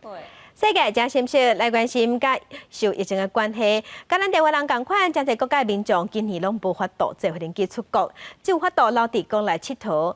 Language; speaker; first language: Chinese; native; Chinese